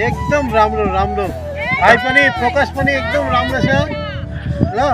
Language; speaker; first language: Nepali; non-native, learner; Bangla